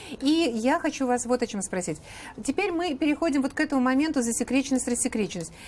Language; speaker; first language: Russian; native; Russian